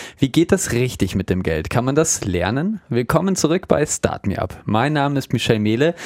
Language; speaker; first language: German; native; German